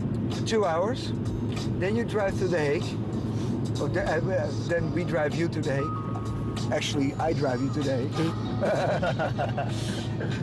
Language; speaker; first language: English; non-native, fluent; Dutch